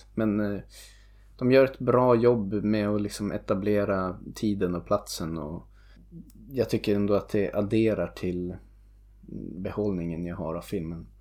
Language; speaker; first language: Swedish; native; Swedish